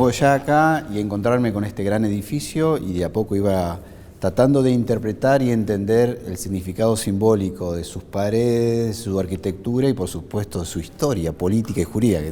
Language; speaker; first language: Spanish; native; Spanish